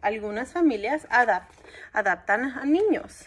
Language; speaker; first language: Spanish; early bilingual, heritage; Spanish